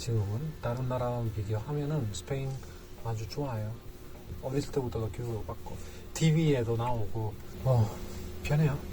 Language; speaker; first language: Korean; non-native, learner; Spanish